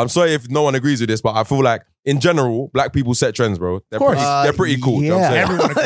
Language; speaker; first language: English; native; English